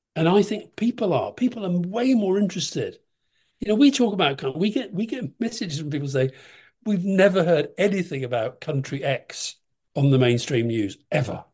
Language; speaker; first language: English; native; English